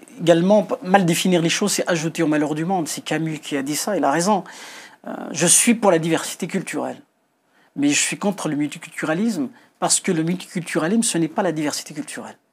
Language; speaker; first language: French; non-native, local second language; Kabyle